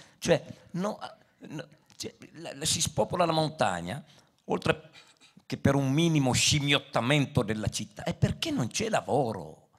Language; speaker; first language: Italian; native; Italian